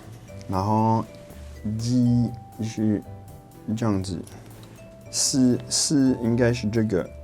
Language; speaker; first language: Chinese; non-native, fluent; French